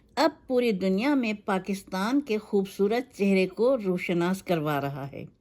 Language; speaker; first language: Urdu; native; Urdu